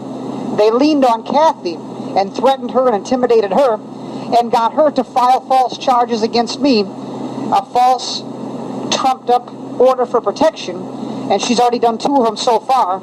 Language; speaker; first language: English; native; English